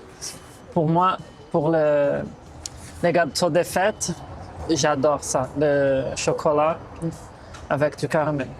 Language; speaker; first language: French; non-native, fluent; Portuguese